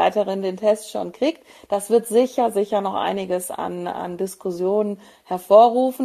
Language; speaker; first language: German; native; German